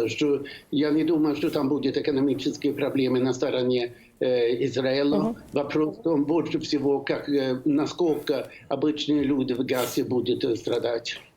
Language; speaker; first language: Russian; non-native, fluent; Swedish